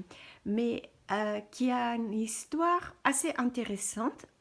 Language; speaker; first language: French; non-native, fluent; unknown